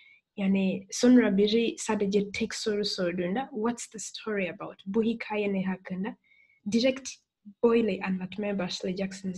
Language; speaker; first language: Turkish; non-native, fluent; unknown